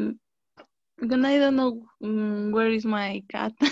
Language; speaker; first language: English; non-native, learner; Spanish